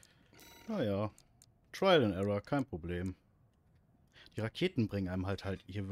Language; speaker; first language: German; native; German